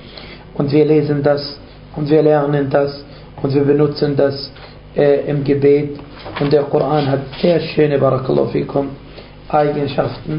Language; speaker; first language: German; non-native, fluent; Arabic